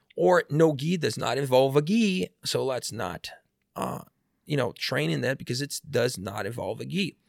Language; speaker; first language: English; non-native, fluent; Portuguese